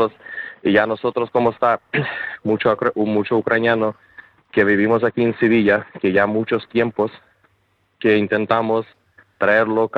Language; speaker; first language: Spanish; non-native, learner; Ukrainian